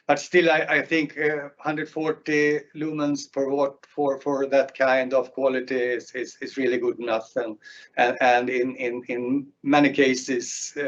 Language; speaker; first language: English; non-native, fluent; Swedish